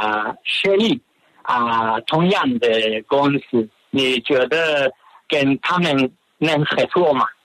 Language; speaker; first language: Chinese; non-native, learner; Spanish